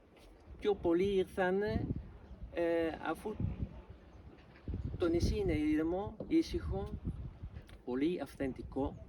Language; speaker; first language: Greek; non-native, fluent; Dutch